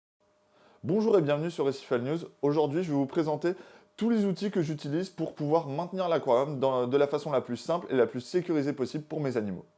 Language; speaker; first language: French; native; French